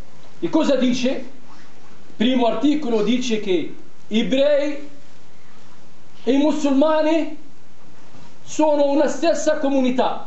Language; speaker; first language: Italian; non-native, fluent; Arabic